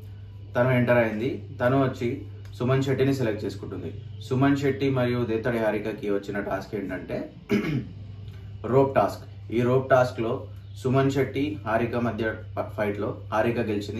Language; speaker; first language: Telugu; native; Telugu